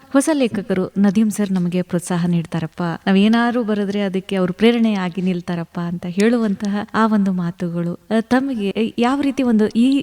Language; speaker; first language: Kannada; native; Kannada